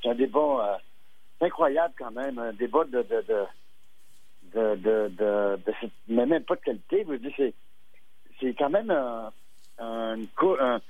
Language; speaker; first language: French; native; French